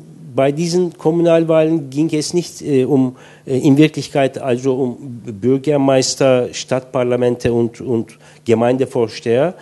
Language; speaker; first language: German; non-native, fluent; Turkish